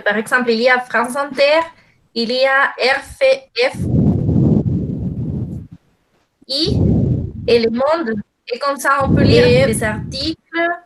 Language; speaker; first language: French; non-native, fluent; Spanish